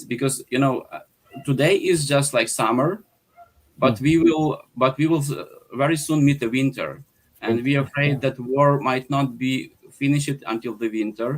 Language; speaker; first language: English; non-native, fluent; Ukrainian